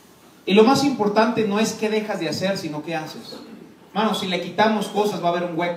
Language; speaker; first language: Spanish; native; Spanish